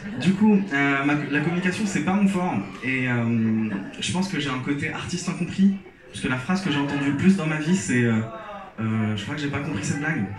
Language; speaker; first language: French; non-native, local second language; Arabic